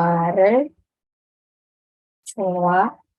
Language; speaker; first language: Korean; non-native, fluent; Indonesian